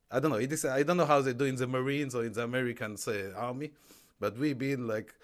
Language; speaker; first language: English; non-native, fluent; Hebrew